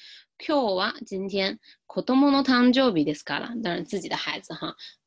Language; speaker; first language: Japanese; non-native, fluent; Chinese